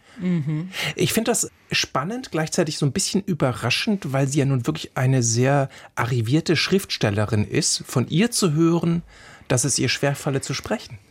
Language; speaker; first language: German; native; German